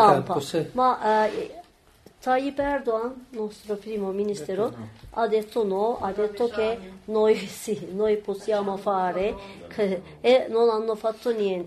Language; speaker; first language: Italian; non-native, learner; Turkish